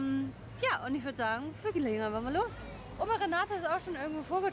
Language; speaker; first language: German; native; German